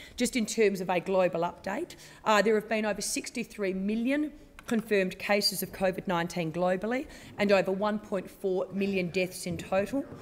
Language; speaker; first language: English; native; English